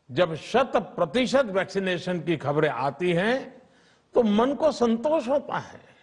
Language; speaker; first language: Hindi; non-native, local second language; Gujarati